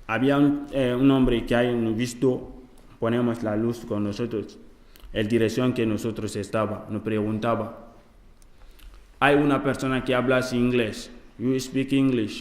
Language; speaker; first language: Spanish; non-native, learner; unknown